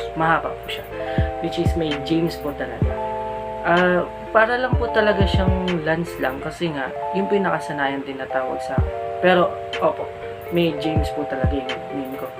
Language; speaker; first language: Filipino; non-native, local second language; Cebuano